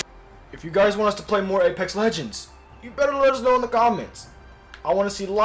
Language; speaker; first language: English; native; English